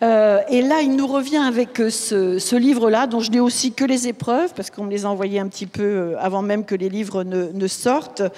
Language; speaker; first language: French; native; French